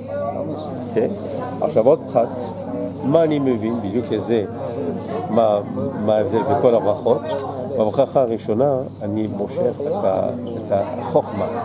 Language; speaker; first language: Hebrew; non-native, fluent; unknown